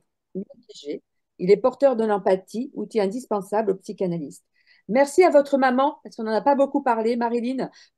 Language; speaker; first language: French; native; French